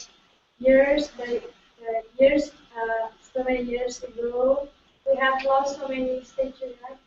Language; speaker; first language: English; non-native, learner; Indonesian